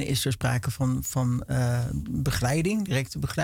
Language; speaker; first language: Dutch; native; Dutch